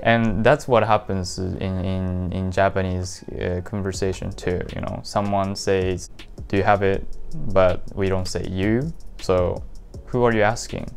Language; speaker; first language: English; non-native, fluent; Japanese